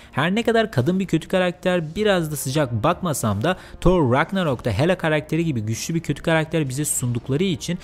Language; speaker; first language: Turkish; native; Turkish